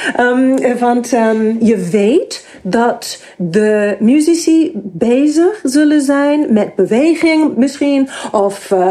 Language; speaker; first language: Dutch; non-native, fluent; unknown